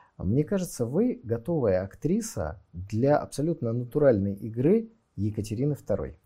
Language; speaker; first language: Russian; native; Russian